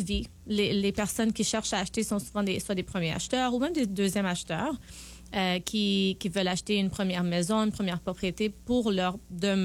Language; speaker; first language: French; native; French